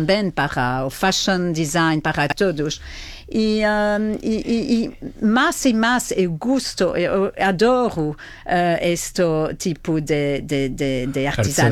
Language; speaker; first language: Portuguese; non-native, fluent; French